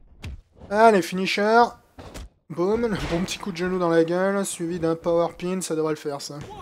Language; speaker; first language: French; native; French